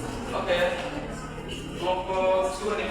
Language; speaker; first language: English; non-native, learner; Indonesian